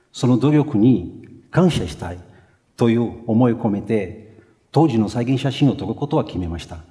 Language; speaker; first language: Japanese; non-native, fluent; Portuguese